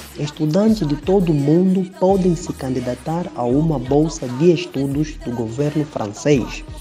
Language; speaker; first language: Portuguese; native; Portuguese